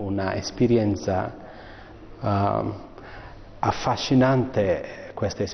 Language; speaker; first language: Italian; non-native, learner; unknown